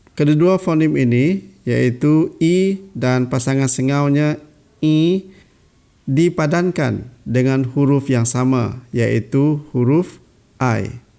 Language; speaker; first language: Malay; non-native, local second language; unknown